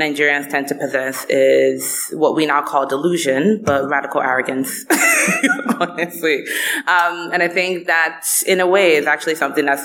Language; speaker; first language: English; non-native, local second language; Igbo